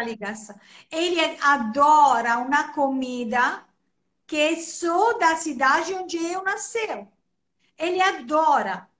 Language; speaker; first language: Portuguese; non-native, fluent; Italian